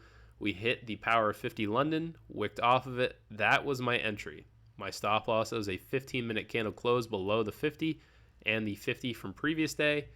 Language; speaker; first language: English; native; English